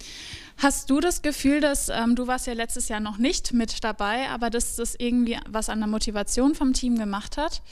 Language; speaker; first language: German; native; German